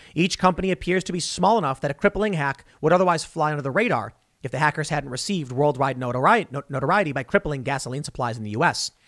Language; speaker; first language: English; native; English